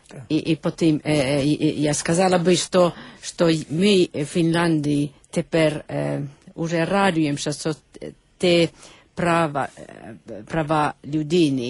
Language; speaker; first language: Ukrainian; non-native, learner; Finnish